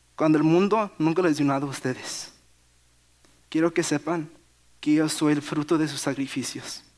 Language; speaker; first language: Spanish; early bilingual, other home language; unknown